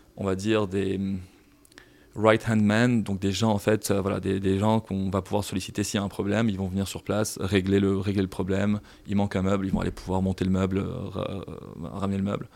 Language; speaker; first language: French; non-native, local second language; Arabic